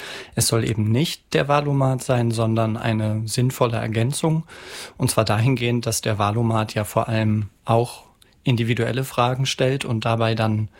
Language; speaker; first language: German; native; German